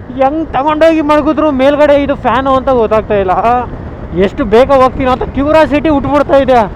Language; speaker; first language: Kannada; native; Kannada